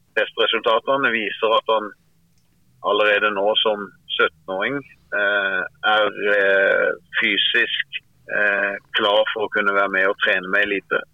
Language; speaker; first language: Norwegian; native; Norwegian